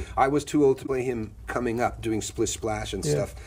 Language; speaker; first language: English; native; English